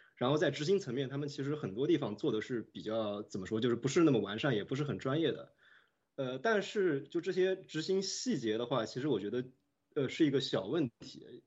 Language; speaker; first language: Chinese; native; Chinese